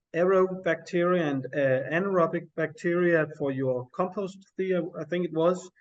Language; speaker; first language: English; non-native, fluent; Danish